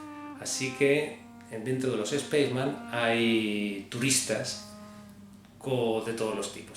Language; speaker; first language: Spanish; native; Spanish